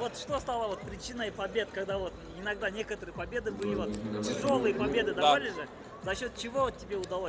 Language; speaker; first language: Russian; native; Russian